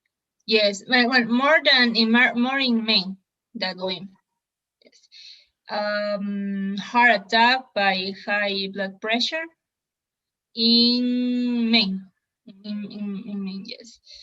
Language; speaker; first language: English; non-native, learner; Spanish